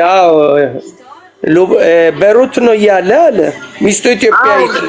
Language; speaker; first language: Amharic; non-native, fluent; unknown